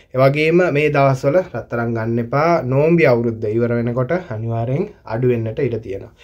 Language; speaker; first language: Sinhala; native; Sinhala